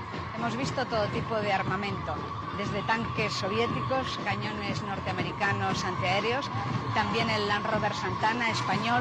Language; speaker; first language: Spanish; native; Spanish